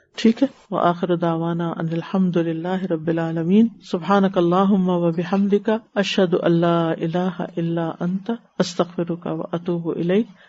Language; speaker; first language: Urdu; native; Urdu